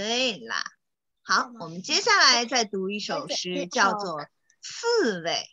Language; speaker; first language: Chinese; native; Chinese